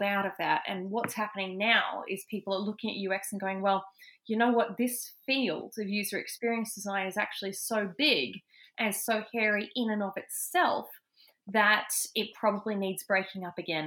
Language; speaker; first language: English; native; English